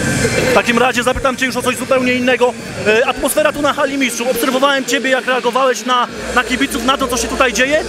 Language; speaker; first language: Polish; native; Polish